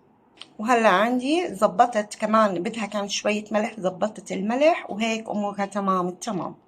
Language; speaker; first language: Arabic; native; Arabic